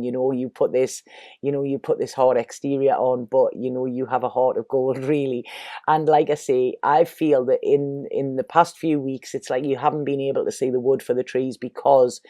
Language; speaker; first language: English; native; English